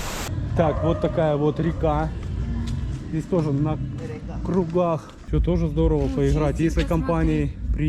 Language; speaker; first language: Russian; native; Russian